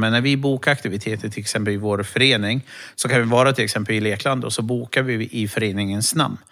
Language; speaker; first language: Swedish; early bilingual, other home language; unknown